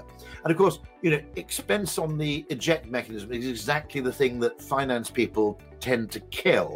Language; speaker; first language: English; native; English